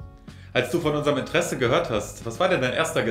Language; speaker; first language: German; native; German